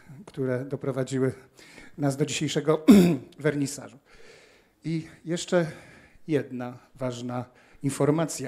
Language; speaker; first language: Polish; native; Polish